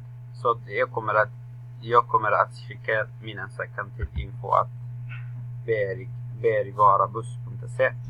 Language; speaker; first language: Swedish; non-native, learner; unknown